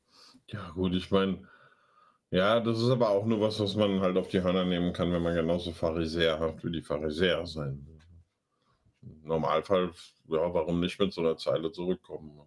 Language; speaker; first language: German; native; German